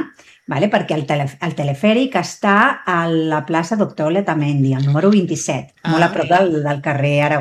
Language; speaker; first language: Catalan; native; Catalan